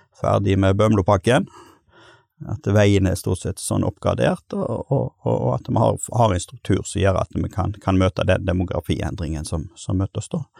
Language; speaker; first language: Norwegian; native; Norwegian